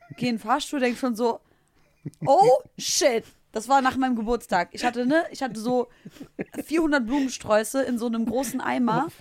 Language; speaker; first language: German; early bilingual, other home language; Arabic